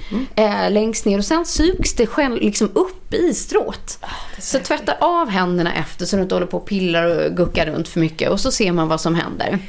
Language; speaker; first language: Swedish; native; Swedish